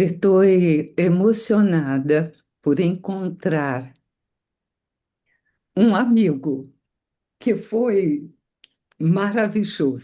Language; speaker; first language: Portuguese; non-native, fluent; Spanish